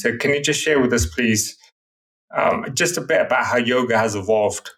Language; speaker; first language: English; native; English